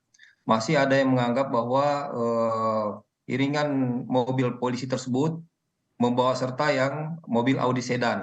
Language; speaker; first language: Indonesian; native; Indonesian